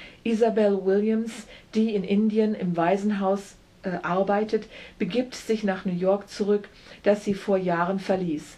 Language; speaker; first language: German; native; German